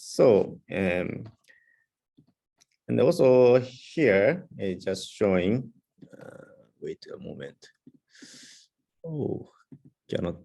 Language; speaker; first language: English; non-native, learner; Japanese